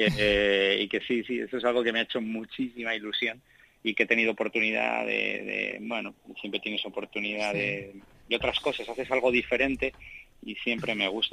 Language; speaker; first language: Spanish; native; Spanish